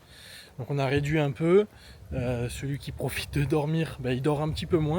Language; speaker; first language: French; native; French